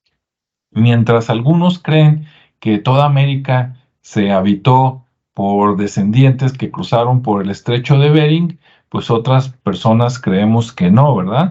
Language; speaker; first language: Spanish; native; Spanish